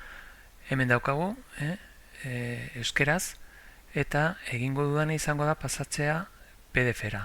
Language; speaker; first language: Basque; non-native, local second language; Spanish